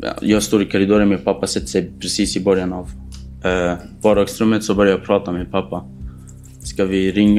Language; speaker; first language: Swedish; non-native, fluent; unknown